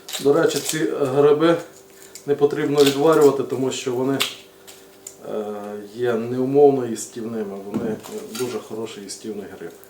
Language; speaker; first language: Ukrainian; native; Ukrainian